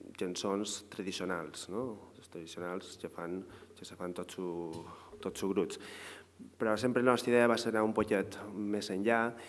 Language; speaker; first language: Catalan; native; Catalan